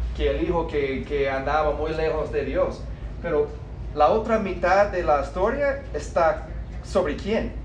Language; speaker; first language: Spanish; non-native, fluent; English